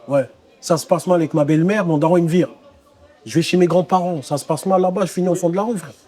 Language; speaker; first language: French; early bilingual, other home language; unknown